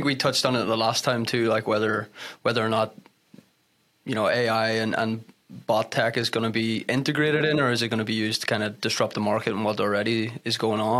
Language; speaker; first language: English; native; English